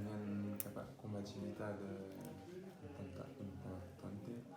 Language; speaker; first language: Spanish; non-native, learner; French